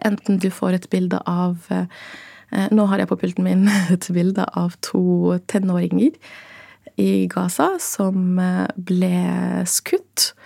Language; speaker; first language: Norwegian; non-native, fluent; Arabic